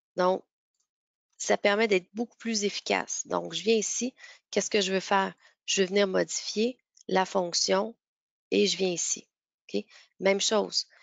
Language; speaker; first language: French; native; French